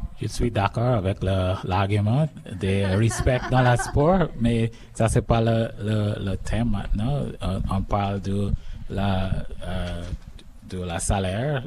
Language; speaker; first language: French; non-native, learner; English